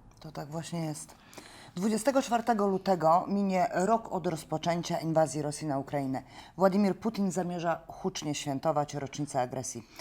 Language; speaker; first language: Polish; native; Polish